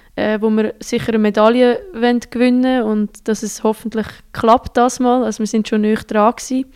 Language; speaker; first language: German; native; German